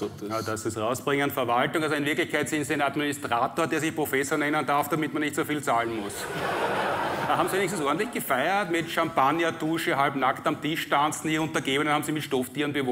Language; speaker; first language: German; native; German